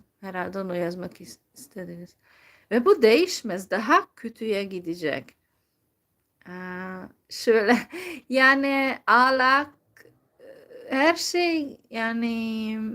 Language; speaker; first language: Turkish; non-native, fluent; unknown